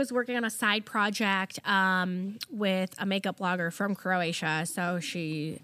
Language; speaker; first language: English; early bilingual, other home language; German